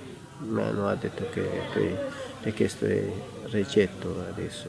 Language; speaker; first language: Italian; non-native, learner; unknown